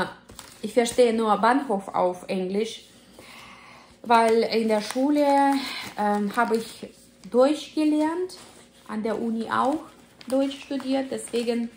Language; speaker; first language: German; non-native, fluent; Russian